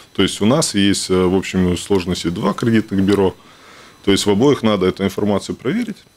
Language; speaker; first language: Russian; non-native, local second language; Latvian